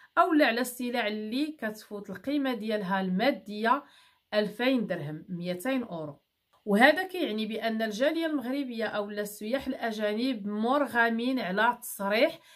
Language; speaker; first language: Arabic; native; Arabic